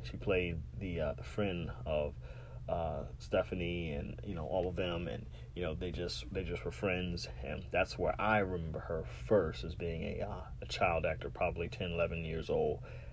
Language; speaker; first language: English; native; English